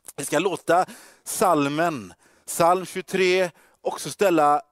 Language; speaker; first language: Swedish; native; Swedish